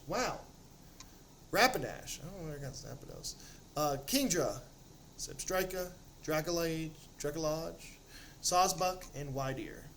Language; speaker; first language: English; native; English